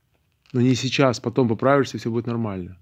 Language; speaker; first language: Russian; native; Russian